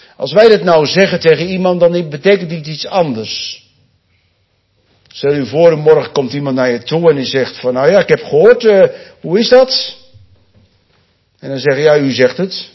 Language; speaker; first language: Dutch; native; Dutch